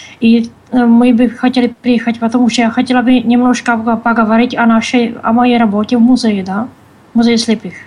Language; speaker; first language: Russian; non-native, learner; Czech